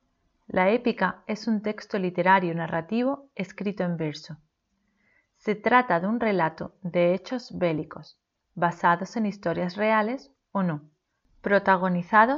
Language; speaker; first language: Spanish; native; Spanish